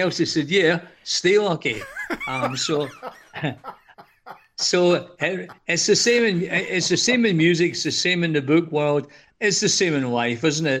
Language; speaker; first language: English; native; English